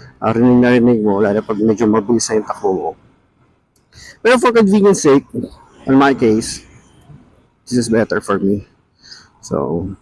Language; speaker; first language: Filipino; native; Filipino